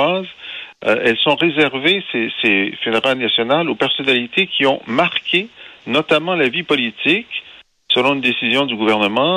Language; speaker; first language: French; native; French